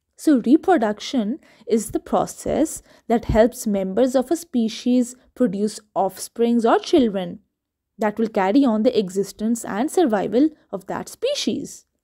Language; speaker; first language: English; non-native, local second language; Urdu